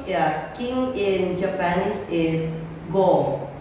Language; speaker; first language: English; non-native, learner; Indonesian